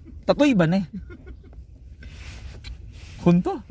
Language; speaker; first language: Japanese; non-native, learner; Cebuano